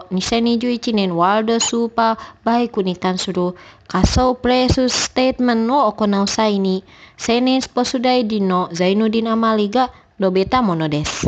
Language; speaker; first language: Japanese; non-native, fluent; Indonesian